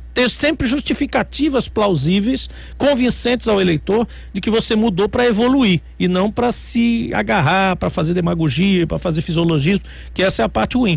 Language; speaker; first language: Portuguese; native; Portuguese